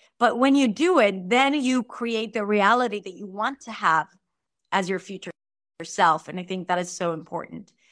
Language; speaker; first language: English; non-native, fluent; Hebrew